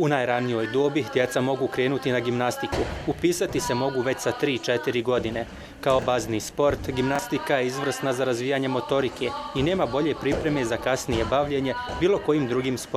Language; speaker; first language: Bosnian; native; Bosnian